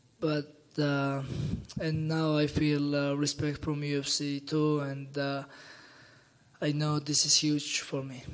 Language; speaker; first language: English; non-native, learner; Georgian